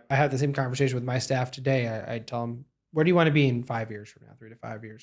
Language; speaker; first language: English; native; English